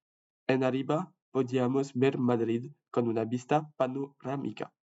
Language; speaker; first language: Spanish; non-native, learner; French